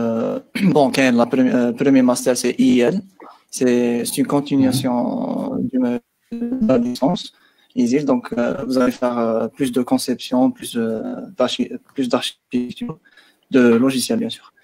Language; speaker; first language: French; non-native, local second language; Arabic